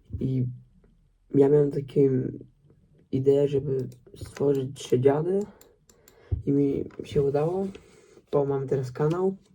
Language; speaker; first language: Polish; early bilingual, heritage; Polish